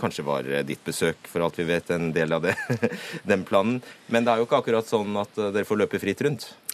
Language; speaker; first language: Norwegian; native; Norwegian